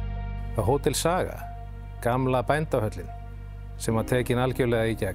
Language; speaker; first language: Icelandic; native; Icelandic